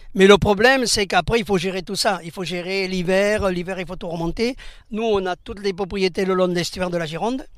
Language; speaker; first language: French; early bilingual, other home language; Spanish